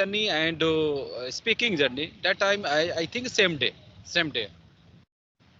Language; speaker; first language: English; non-native, learner; Hindi